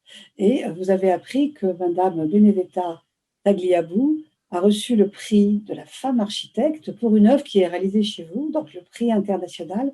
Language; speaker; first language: French; native; French